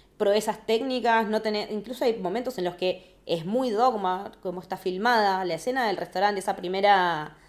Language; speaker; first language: Spanish; native; Spanish